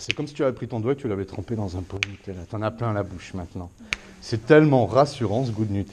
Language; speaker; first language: French; native; French